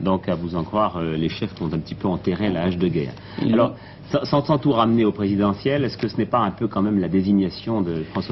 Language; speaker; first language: French; native; French